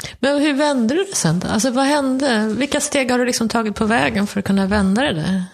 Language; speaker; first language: Swedish; native; Swedish